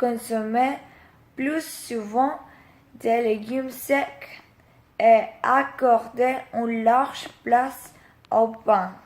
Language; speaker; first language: French; non-native, learner; Spanish